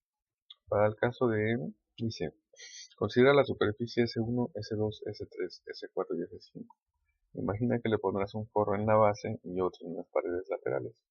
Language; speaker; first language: Spanish; native; Spanish